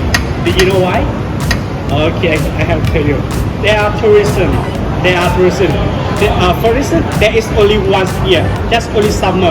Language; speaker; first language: English; non-native, learner; Thai